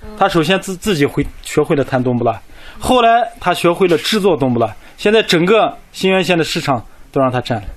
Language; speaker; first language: Chinese; non-native, local second language; Kazakh